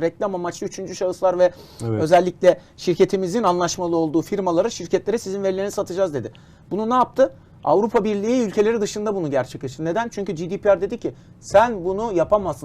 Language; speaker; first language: Turkish; native; Turkish